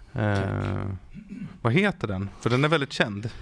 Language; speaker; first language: Swedish; native; Swedish